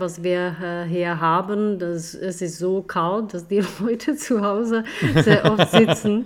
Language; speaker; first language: German; non-native, fluent; Czech